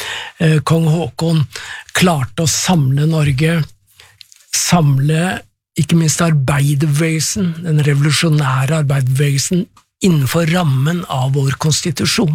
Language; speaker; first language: Norwegian; native; Norwegian